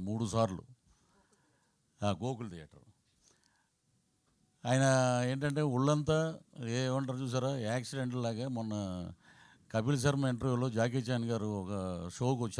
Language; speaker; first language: Telugu; native; Telugu